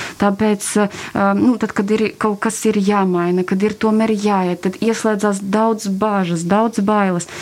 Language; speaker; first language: Latvian; non-native, local second language; Russian